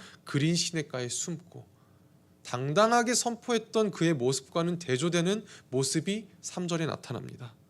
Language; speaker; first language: Korean; native; Korean